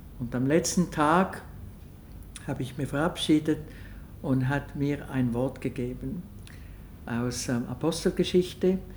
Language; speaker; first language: German; non-native, local second language; French